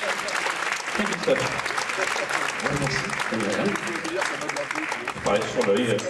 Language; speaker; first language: French; native; French